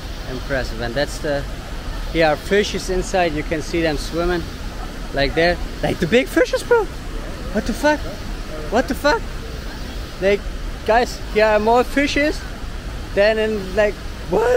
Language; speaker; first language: English; non-native, fluent; German